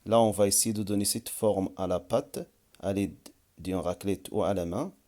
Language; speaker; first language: French; non-native, local second language; Arabic